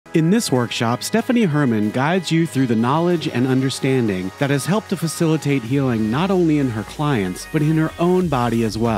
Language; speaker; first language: English; native; English